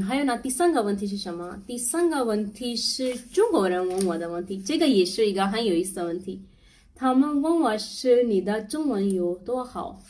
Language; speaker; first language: Chinese; non-native, learner; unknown